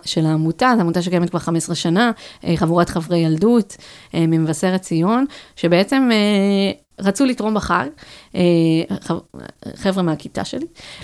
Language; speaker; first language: Hebrew; native; Hebrew